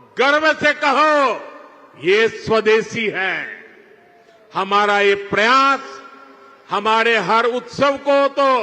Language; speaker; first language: Hindi; non-native, local second language; Gujarati